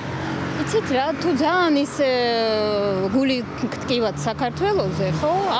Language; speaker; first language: Georgian; non-native, local second language; Russian